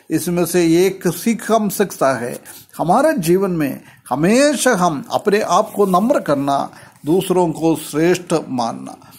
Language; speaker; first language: Hindi; non-native, local second language; Malayalam